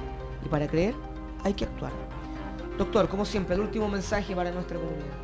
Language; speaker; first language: Spanish; native; Spanish